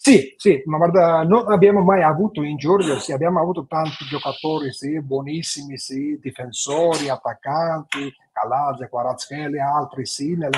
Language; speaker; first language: Italian; non-native, fluent; Georgian